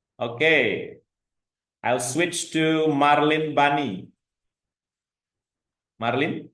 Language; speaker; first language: English; non-native, fluent; Indonesian